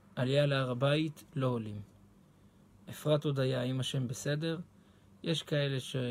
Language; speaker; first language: Hebrew; native; Hebrew